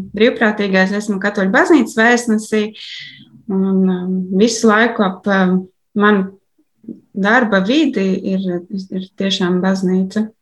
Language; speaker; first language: Latvian; native; Latvian